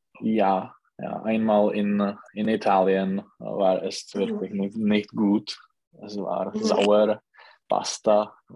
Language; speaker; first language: German; non-native, learner; Czech